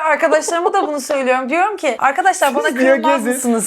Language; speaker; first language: Turkish; native; Turkish